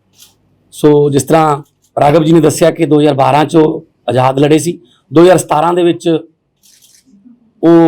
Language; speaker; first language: Hindi; non-native, local second language; Punjabi